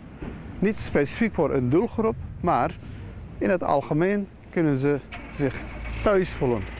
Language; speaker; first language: Dutch; non-native, fluent; Turkish